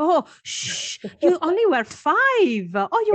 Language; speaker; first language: English; non-native, fluent; Italian